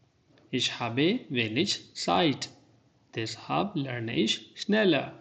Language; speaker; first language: German; non-native, fluent; Urdu